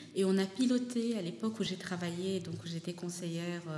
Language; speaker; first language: French; non-native, local second language; Lingala